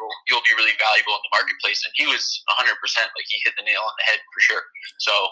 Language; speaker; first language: English; native; English